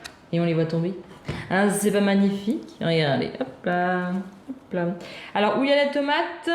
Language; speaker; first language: French; native; French